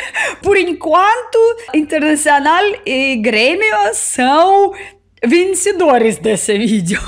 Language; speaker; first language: Portuguese; non-native, learner; Russian